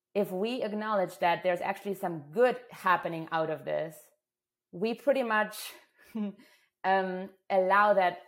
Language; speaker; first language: English; non-native, fluent; German